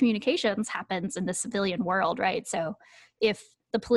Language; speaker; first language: English; native; English